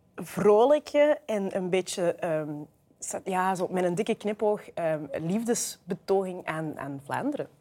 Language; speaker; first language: Dutch; native; Dutch